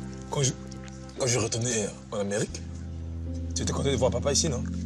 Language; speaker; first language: French; non-native, local second language; Lingala